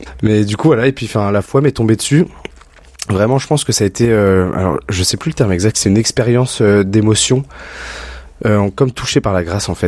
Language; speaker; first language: French; native; French